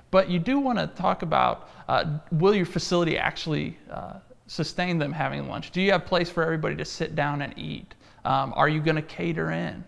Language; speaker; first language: English; native; English